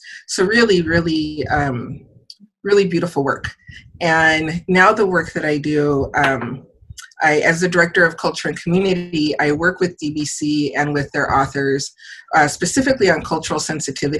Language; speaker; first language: English; native; English